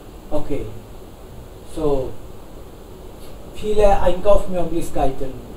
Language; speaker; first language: German; non-native, fluent; Hindi